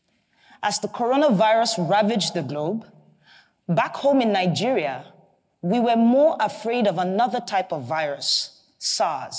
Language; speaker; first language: English; non-native, local second language; Igbo